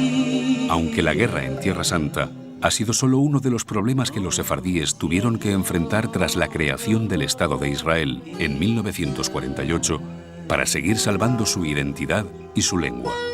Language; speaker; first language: Spanish; native; Spanish